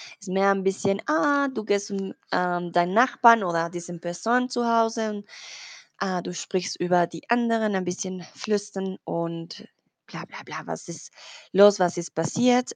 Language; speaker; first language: German; non-native, learner; Spanish